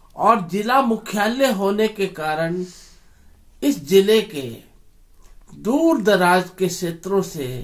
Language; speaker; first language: Hindi; native; Hindi